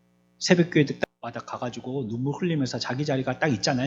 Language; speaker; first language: Korean; native; Korean